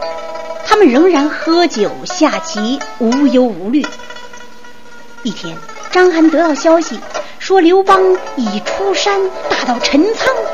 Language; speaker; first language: Chinese; native; Chinese